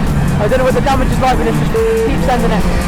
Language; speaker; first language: English; native; English